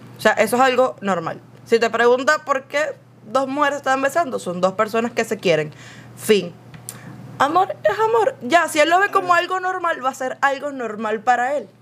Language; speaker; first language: Spanish; native; Spanish